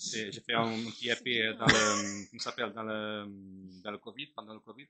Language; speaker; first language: French; non-native, fluent; Portuguese